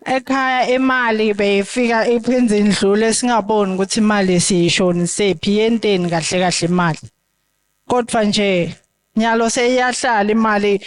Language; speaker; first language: Zulu; non-native, local second language; Swati